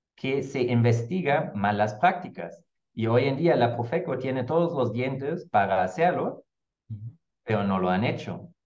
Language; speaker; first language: Spanish; non-native, fluent; German